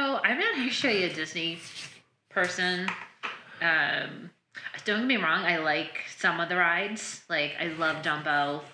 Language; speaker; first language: English; native; English